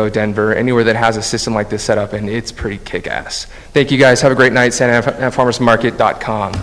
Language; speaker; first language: English; native; English